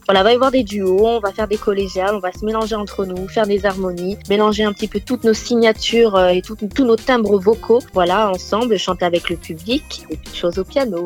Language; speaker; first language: French; native; French